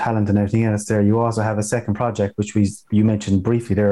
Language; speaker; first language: English; native; English